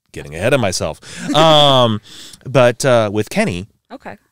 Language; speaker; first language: English; native; English